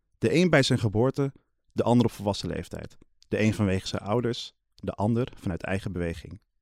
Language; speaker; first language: Dutch; native; Dutch